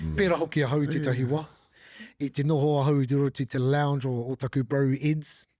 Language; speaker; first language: Māori; non-native, local second language; English